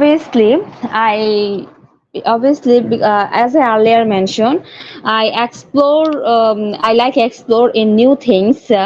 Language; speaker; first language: English; non-native, learner; Bangla